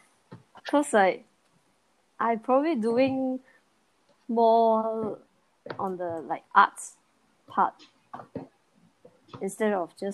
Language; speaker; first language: English; non-native, local second language; Chinese